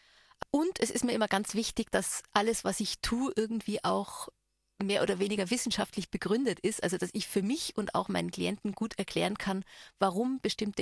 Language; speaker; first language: German; native; German